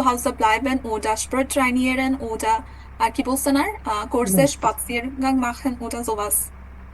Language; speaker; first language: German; non-native, fluent; Bangla